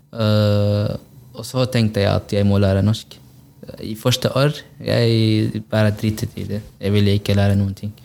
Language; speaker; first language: Norwegian; non-native, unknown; Arabic